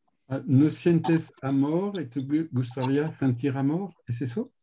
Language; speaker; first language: Spanish; non-native, learner; French